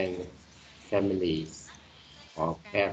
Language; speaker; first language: English; non-native, learner; Vietnamese